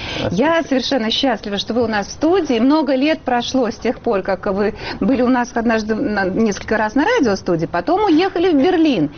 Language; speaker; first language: Russian; native; Russian